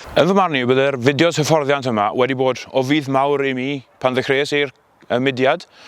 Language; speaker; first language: Welsh; native; Welsh